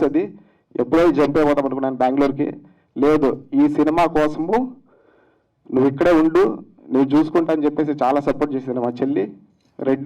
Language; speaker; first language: Telugu; native; Telugu